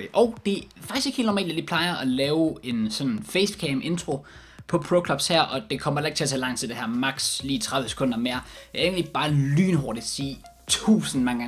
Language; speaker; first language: Danish; native; Danish